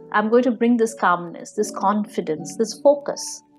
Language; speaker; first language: English; non-native, local second language; Bangla